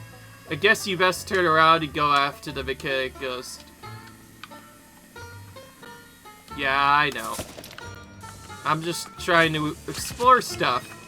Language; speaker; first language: English; native; English